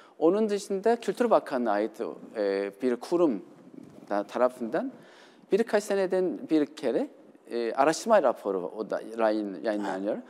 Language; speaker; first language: Turkish; non-native, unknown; Korean